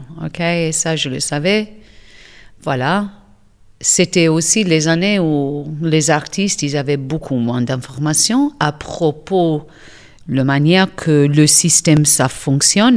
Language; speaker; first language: French; non-native, fluent; English